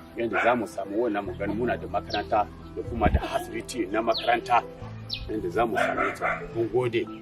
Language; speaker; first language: Hausa; non-native, local second language; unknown